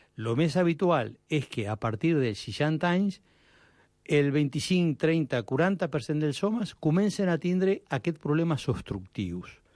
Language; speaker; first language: Catalan; non-native, fluent; Spanish